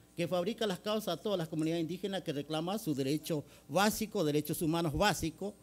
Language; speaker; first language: Spanish; native; Spanish